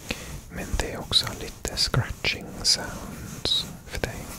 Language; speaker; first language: Swedish; non-native, learner; English